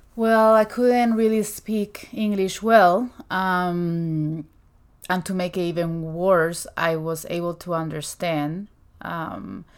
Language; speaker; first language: English; non-native, fluent; Spanish